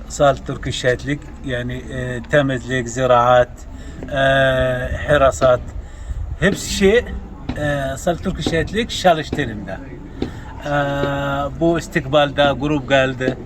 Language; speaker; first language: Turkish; non-native, learner; Arabic